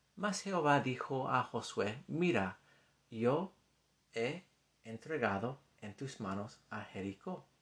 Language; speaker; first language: Spanish; non-native, fluent; English